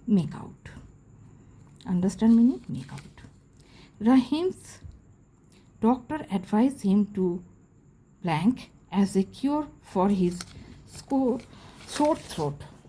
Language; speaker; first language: English; non-native, local second language; Bangla